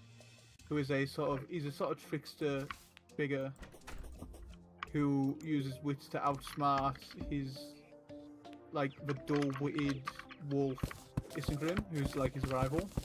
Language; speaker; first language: English; native; English